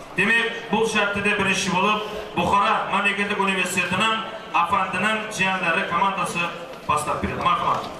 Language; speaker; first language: Uzbek; non-native, local second language; Kara-Kalpak